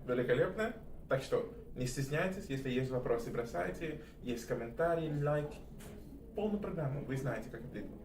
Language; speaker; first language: Russian; non-native, fluent; English